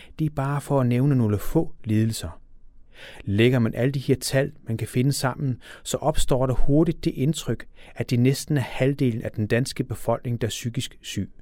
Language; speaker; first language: Danish; native; Danish